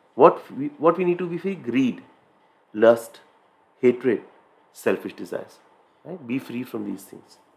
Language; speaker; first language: English; non-native, local second language; Hindi